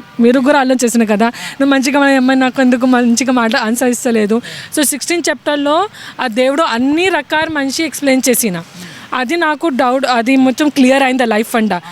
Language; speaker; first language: Telugu; non-native, learner; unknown